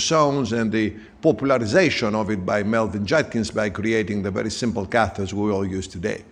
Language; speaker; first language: English; non-native, fluent; Greek